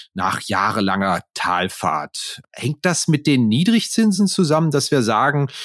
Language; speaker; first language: German; native; German